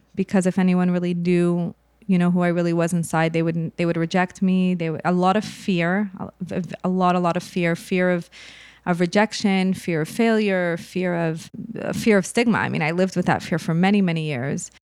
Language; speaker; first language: English; native; English